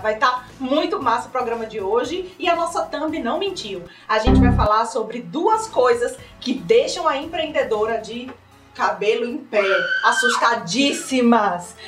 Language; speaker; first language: Portuguese; native; Portuguese